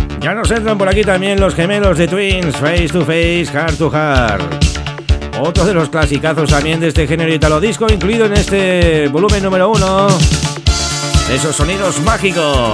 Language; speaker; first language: Spanish; native; Spanish